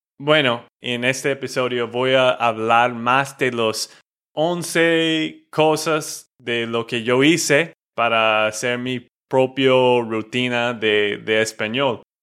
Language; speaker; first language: Spanish; non-native, fluent; English